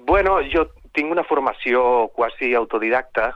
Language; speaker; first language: Catalan; non-native, local second language; Spanish